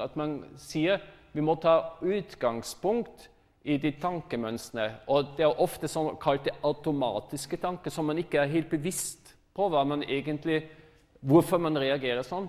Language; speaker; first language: Norwegian; non-native, fluent; German